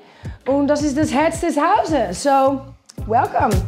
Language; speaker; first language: German; non-native, fluent; Dutch